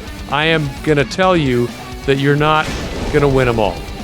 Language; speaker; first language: English; native; English